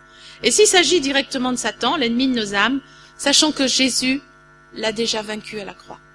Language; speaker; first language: French; native; French